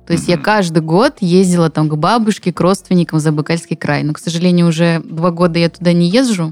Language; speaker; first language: Russian; native; Russian